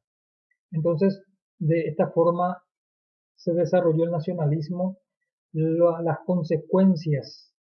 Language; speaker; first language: Spanish; native; Spanish